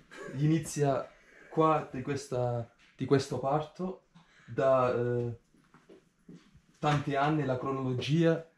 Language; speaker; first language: Italian; non-native, fluent; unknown